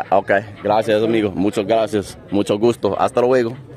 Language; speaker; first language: Spanish; non-native, learner; English